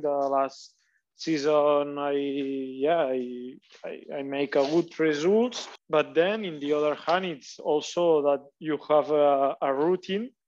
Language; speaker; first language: English; non-native, learner; Catalan